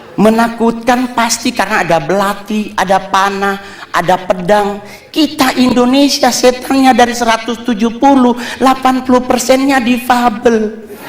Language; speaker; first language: Indonesian; native; Indonesian